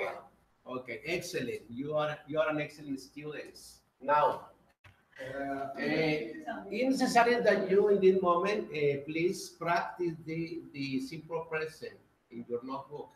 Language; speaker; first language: English; non-native, learner; Spanish